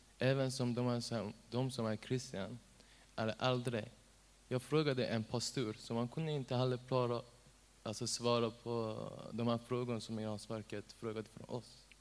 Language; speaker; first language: Swedish; non-native, learner; Persian